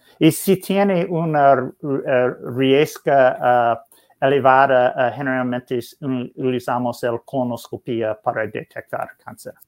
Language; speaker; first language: Spanish; non-native, learner; English